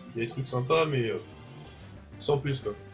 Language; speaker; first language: French; native; French